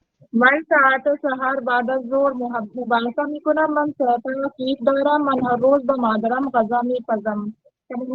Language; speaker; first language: Persian; non-native, learner; Urdu